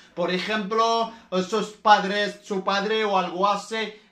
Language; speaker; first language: Spanish; non-native, fluent; Arabic